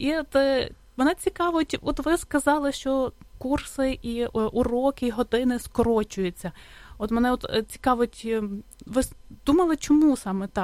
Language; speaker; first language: Ukrainian; native; Ukrainian